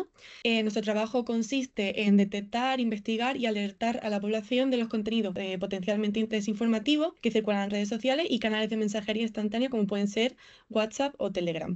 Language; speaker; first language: Spanish; native; Spanish